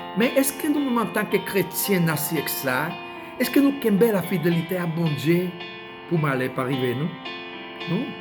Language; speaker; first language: Haitian Creole; non-native, fluent; Spanish